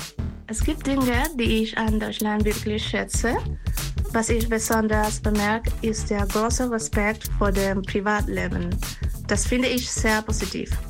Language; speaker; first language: German; non-native, fluent; Spanish